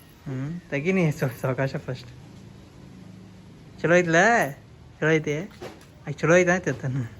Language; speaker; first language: Kannada; native; Kannada